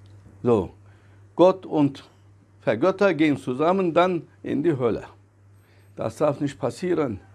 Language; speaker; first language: German; non-native, fluent; Turkish